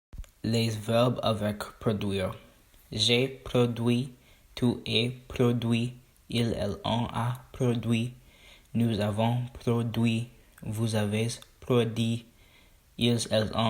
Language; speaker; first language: French; non-native, learner; English